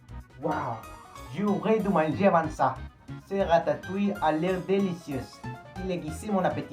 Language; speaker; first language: French; non-native, learner; Spanish